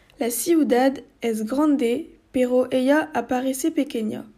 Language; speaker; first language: Spanish; non-native, learner; French